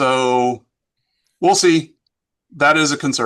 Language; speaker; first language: English; native; English